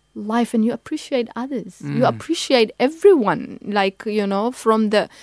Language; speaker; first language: English; non-native, local second language; Somali